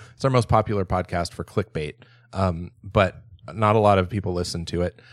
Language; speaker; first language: English; native; English